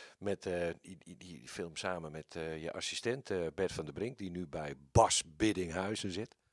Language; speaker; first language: Dutch; native; Dutch